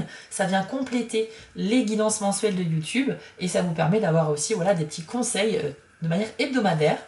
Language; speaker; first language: French; native; French